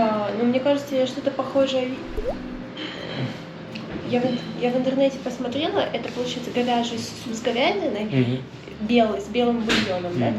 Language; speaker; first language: Russian; native; Russian